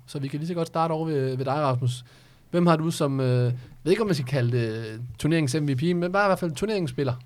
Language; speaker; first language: Danish; native; Danish